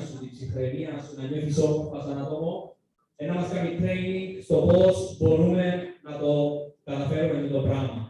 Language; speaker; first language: Greek; native; Greek